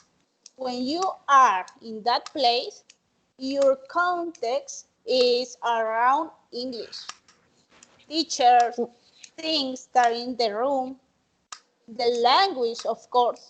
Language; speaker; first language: English; non-native, learner; Spanish